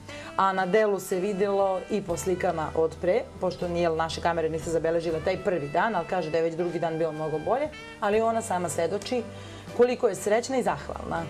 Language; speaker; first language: Serbian; native; Serbian